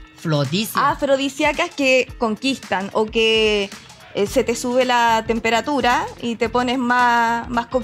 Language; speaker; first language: Spanish; native; Spanish